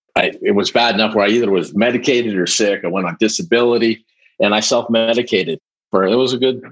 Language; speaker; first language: English; early bilingual, other home language; Polish